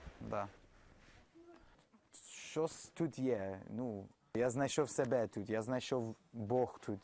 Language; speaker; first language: Ukrainian; non-native, learner; English